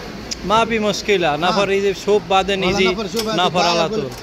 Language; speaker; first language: Arabic; non-native, learner; Bangla